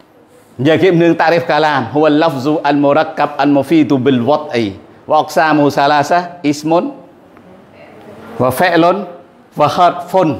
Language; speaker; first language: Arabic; non-native, fluent; Western Cham